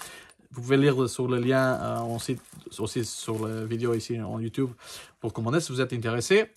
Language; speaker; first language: French; non-native, learner; Portuguese